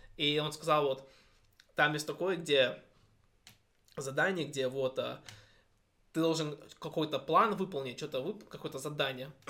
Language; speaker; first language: Russian; early bilingual, heritage; Russian